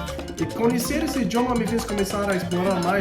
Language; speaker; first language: Portuguese; non-native, learner; Arabic